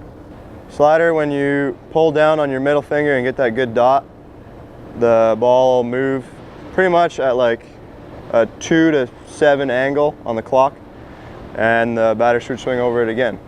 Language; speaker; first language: English; native; English